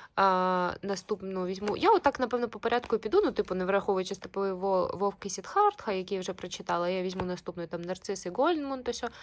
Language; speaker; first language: Ukrainian; native; Ukrainian